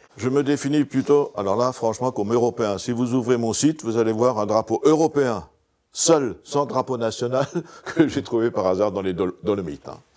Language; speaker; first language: French; non-native, local second language; Swiss German